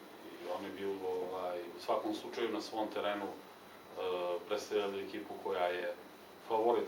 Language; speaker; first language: Serbian; native; Serbian